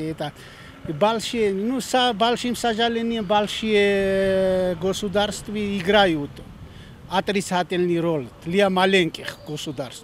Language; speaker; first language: Russian; non-native, fluent; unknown